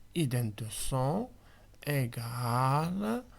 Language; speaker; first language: French; non-native, local second language; Arabic